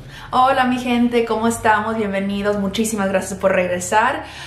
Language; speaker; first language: Spanish; early bilingual, heritage; Spanish